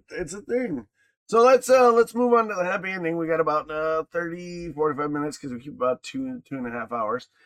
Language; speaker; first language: English; native; English